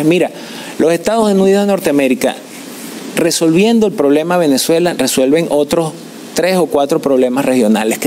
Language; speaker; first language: Spanish; native; Spanish